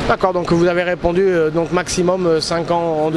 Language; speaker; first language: French; native; French